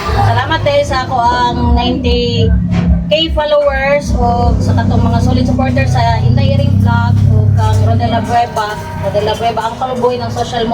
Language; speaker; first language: Cebuano; native; Cebuano